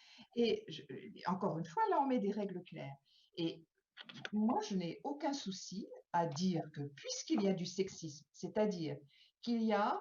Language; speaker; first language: French; native; French